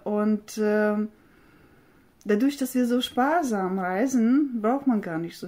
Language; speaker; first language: German; non-native, fluent; Russian